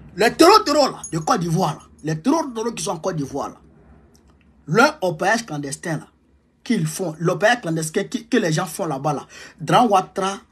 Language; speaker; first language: French; non-native, local second language; Dyula